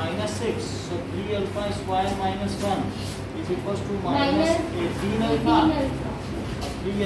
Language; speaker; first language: English; non-native, local second language; Hindi